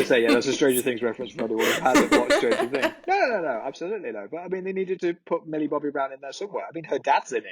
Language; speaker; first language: English; native; English